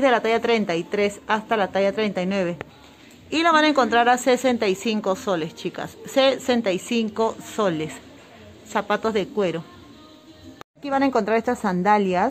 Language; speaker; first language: Spanish; native; Spanish